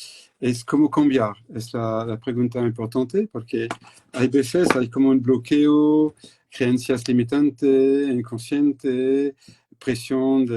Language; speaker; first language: Spanish; non-native, fluent; French